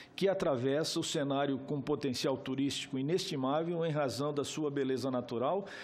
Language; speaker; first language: Portuguese; native; Portuguese